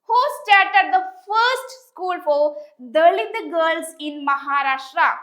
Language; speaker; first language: English; non-native, local second language; Malayalam